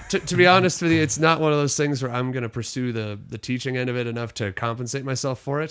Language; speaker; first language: English; native; English